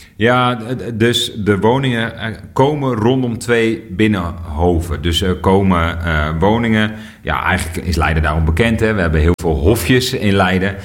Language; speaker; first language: Dutch; native; Dutch